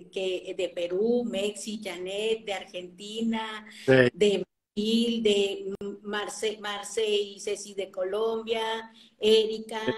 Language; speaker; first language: Spanish; native; Spanish